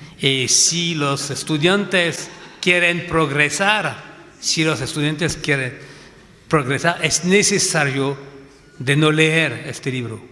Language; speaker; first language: Spanish; non-native, fluent; French